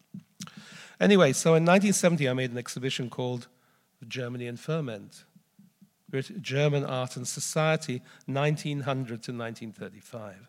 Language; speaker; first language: English; native; English